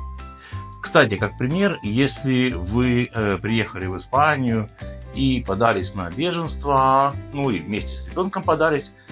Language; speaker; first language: Russian; native; Russian